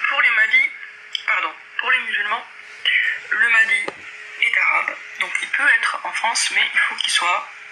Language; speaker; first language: French; native; French